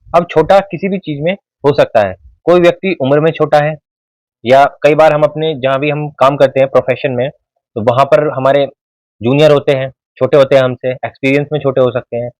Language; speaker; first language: Hindi; native; Hindi